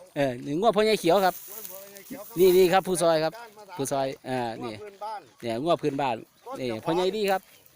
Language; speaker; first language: Thai; native; Thai